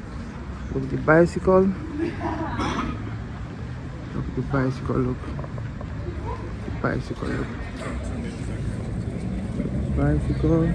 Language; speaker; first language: English; non-native, learner; Portuguese